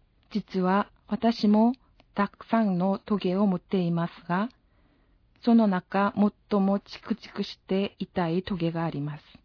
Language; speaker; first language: Japanese; non-native, fluent; Korean